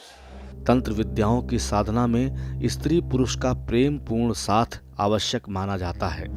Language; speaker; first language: Hindi; native; Hindi